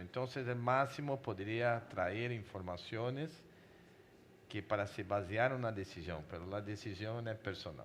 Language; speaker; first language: Spanish; non-native, fluent; Portuguese